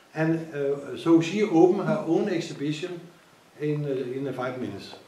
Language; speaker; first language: English; non-native, fluent; Danish